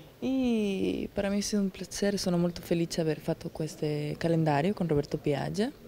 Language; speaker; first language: Italian; non-native, fluent; Spanish